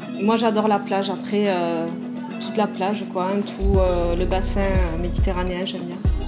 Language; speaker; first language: French; native; French